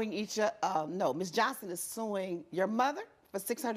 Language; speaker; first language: English; native; English